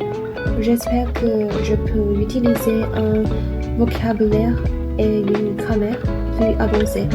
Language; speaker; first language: French; non-native, learner; Chinese